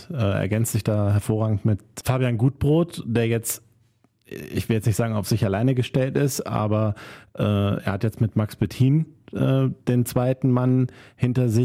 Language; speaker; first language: German; native; German